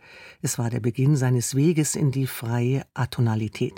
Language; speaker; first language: German; native; German